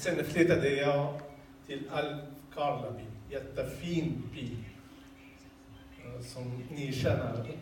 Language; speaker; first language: Swedish; non-native, learner; Arabic